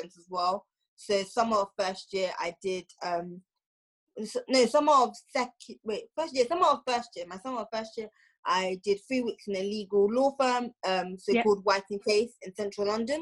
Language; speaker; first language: English; native; English